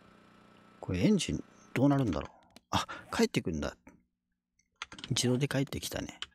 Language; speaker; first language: Japanese; native; Japanese